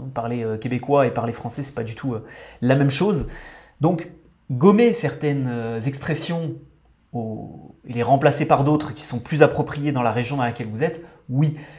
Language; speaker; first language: French; native; French